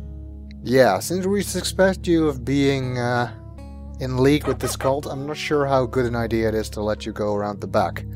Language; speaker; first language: English; native; English